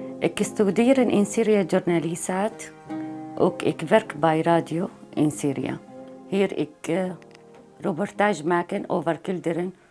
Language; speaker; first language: Dutch; non-native, learner; Arabic